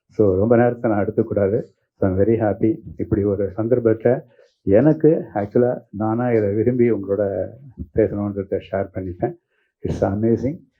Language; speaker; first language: Tamil; native; Tamil